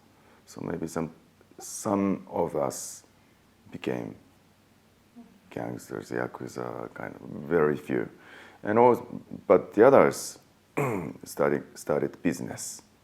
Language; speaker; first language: English; non-native, fluent; Japanese